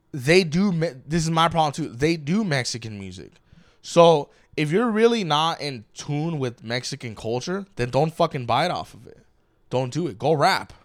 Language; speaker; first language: English; early bilingual, other home language; Spanish